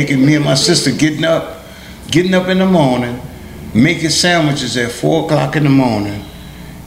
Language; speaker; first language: English; early bilingual, other home language; Haitian Creole